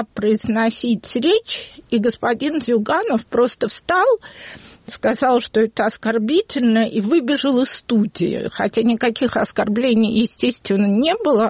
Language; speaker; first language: Russian; native; Russian